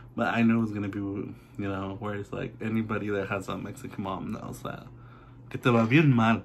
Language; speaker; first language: English; early bilingual, other home language; Spanish